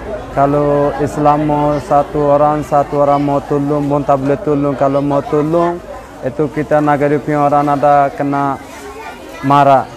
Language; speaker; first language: Indonesian; non-native, learner; Rohingya